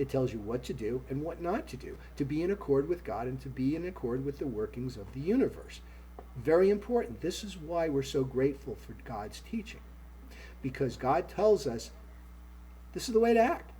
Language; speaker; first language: English; native; English